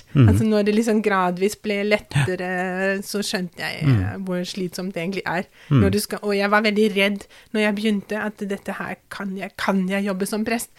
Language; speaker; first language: Norwegian; non-native, fluent; German